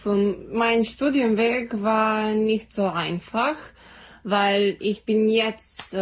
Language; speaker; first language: German; non-native, fluent; Serbian